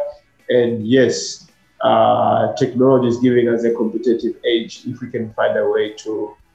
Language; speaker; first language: English; non-native, local second language; Swahili